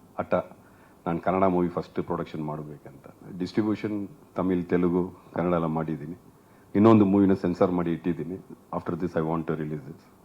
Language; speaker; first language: Kannada; non-native, learner; Tamil